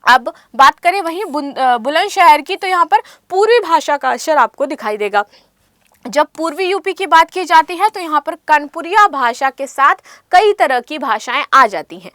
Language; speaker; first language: Hindi; native; Hindi